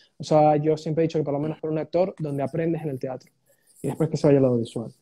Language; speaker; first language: Spanish; native; Spanish